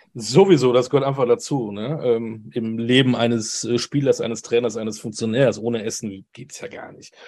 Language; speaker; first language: German; native; German